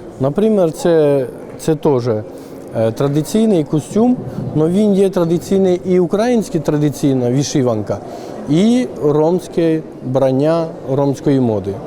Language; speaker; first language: Ukrainian; non-native, local second language; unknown